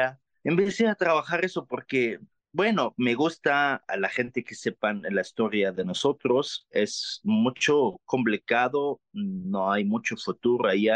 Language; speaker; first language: Spanish; non-native, learner; Arabic